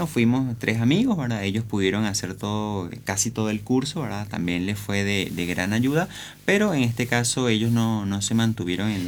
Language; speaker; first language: Spanish; native; Spanish